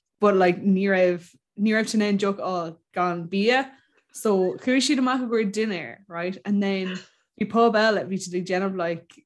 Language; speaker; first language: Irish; non-native, local second language; English